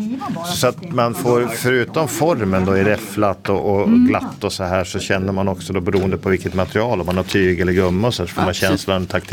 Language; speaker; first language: Swedish; native; Swedish